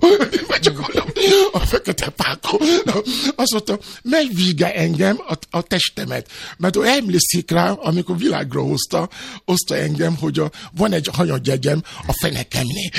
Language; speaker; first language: Hungarian; non-native, learner; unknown